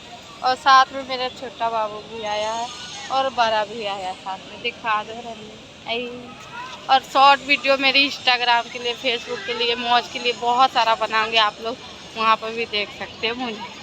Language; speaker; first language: Hindi; non-native, local second language; Bhojpuri